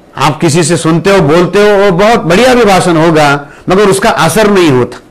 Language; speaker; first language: Hindi; non-native, local second language; Marathi